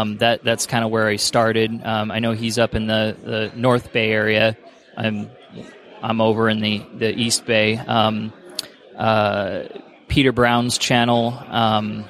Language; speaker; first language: English; native; English